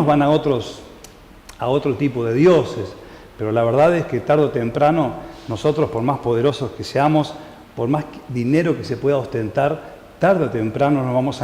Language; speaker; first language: Spanish; native; Spanish